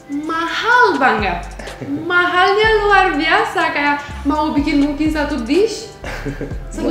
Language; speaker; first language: Indonesian; non-native, fluent; Romanian